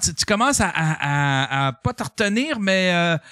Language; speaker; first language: French; native; French